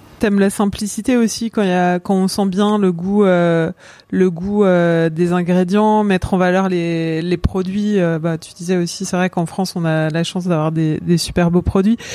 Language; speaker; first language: French; native; French